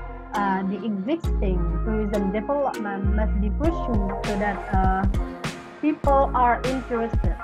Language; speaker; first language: English; non-native, learner; Indonesian